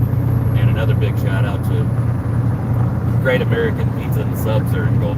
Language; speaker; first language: English; native; English